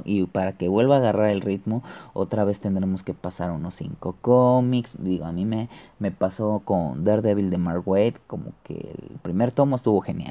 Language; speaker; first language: Spanish; native; Spanish